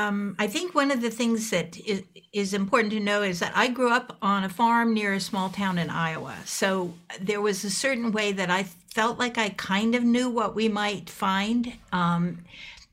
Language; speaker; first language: English; native; English